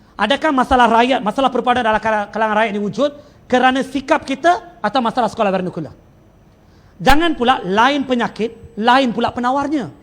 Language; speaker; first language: Malay; non-native, local second language; Tamil